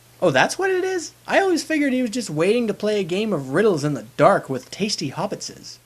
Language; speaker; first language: English; native; English